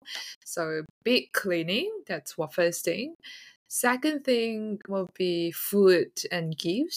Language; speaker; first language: English; non-native, local second language; Chinese